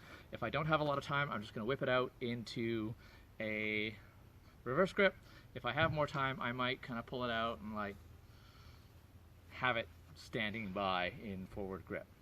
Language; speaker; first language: English; native; English